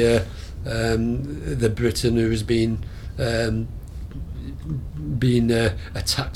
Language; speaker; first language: English; native; English